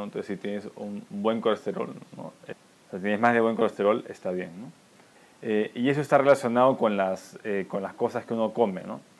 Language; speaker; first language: Spanish; native; Spanish